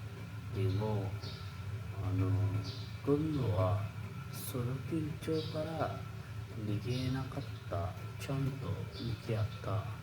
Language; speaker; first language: Japanese; non-native, learner; Indonesian